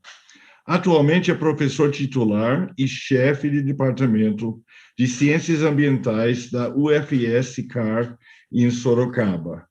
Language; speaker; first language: Portuguese; non-native, fluent; English